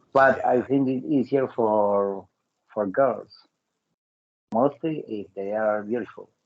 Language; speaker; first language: English; non-native, learner; Spanish